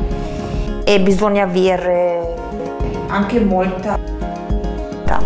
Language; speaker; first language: Italian; non-native, fluent; German